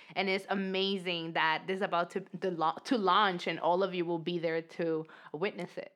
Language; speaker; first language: English; early bilingual, other home language; Spanish